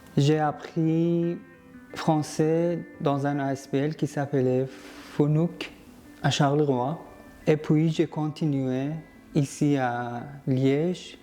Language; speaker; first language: French; non-native, fluent; Persian